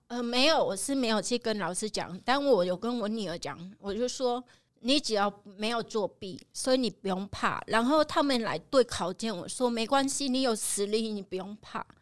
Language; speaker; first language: Chinese; non-native, fluent; Khmer